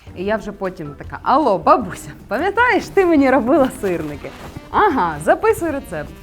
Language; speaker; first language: Ukrainian; native; Ukrainian